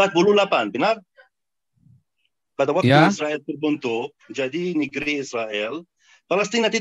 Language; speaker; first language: Indonesian; non-native, fluent; Arabic